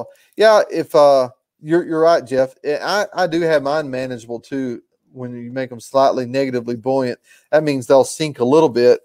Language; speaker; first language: English; native; English